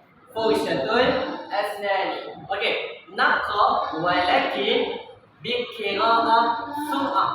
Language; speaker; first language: Arabic; non-native, learner; Malay